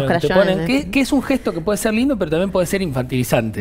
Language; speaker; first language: Spanish; native; Spanish